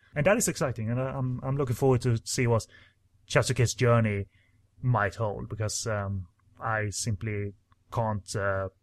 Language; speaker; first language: English; non-native, fluent; Swedish